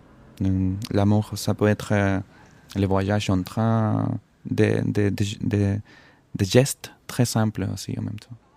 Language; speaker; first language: French; non-native, fluent; Spanish